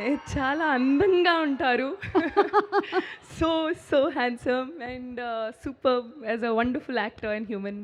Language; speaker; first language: Telugu; non-native, learner; Hindi